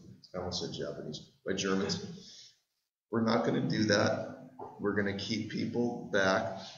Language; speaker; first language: English; native; English